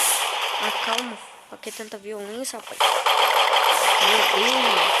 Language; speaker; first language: Portuguese; native; Portuguese